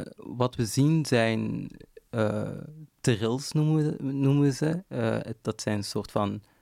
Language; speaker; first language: Dutch; non-native, local second language; Arabic